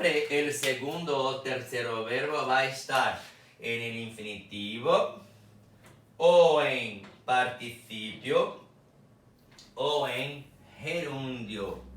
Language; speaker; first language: Spanish; non-native, fluent; Portuguese